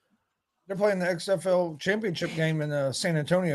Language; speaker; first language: English; native; English